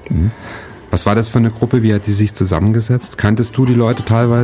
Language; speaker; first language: German; native; German